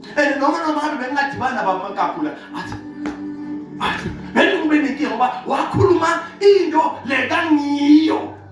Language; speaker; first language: Zulu; non-native, local second language; Swati